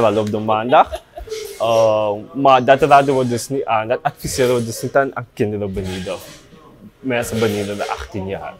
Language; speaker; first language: Dutch; native; Dutch